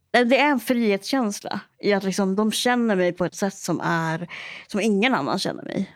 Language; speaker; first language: Swedish; native; Swedish